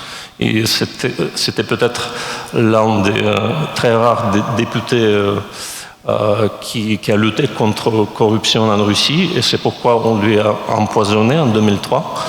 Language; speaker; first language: French; non-native, fluent; Russian